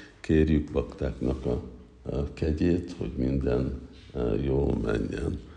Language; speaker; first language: Hungarian; early bilingual, heritage; Hungarian